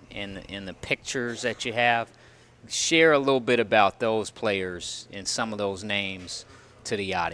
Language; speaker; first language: English; native; English